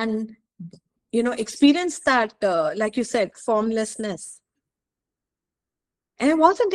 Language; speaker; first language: English; non-native, local second language; Hindi